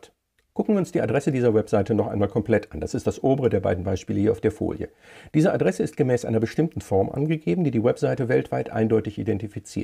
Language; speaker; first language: German; native; German